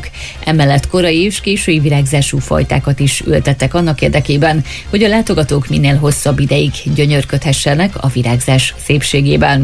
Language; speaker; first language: Hungarian; native; Hungarian